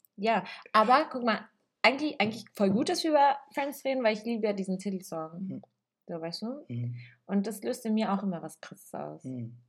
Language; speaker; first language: German; early bilingual, other home language; Italian